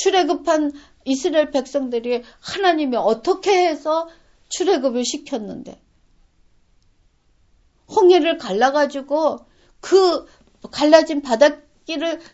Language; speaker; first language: Korean; native; Korean